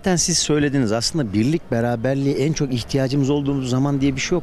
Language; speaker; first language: Turkish; native; Turkish